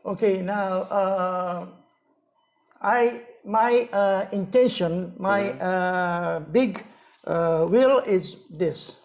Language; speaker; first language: English; non-native, learner; Japanese